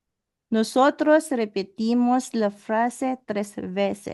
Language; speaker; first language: Spanish; non-native, learner; Filipino